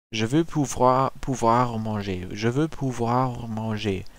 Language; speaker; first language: French; non-native, learner; German